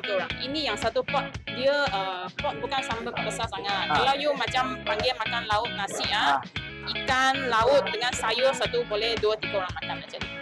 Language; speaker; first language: Malay; non-native, local second language; Chinese